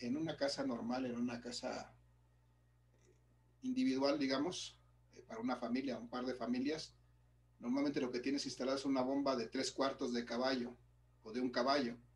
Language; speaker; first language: Spanish; native; Spanish